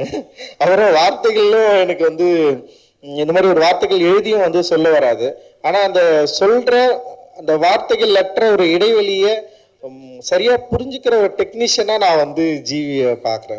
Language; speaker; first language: Tamil; native; Tamil